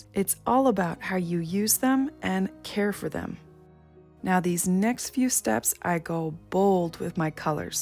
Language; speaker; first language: English; native; English